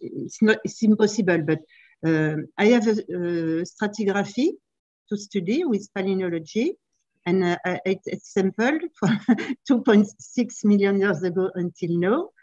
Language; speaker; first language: English; non-native, fluent; French